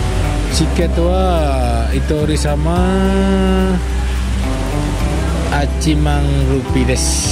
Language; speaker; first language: Japanese; non-native, learner; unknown